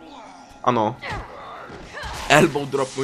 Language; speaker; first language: Polish; native; Polish